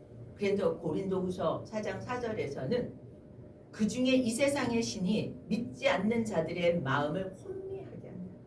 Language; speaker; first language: Korean; native; Korean